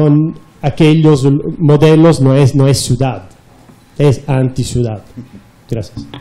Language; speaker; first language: Spanish; non-native, fluent; Italian